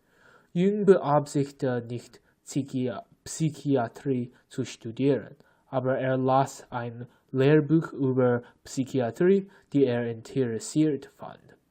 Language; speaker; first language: German; non-native, learner; English